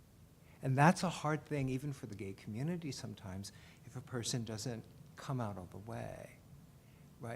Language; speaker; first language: English; native; English